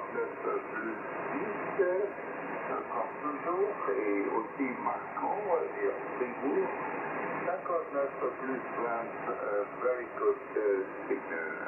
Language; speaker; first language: French; non-native, fluent; German